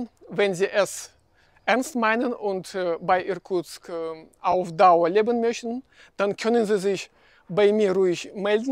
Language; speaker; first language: German; non-native, fluent; Russian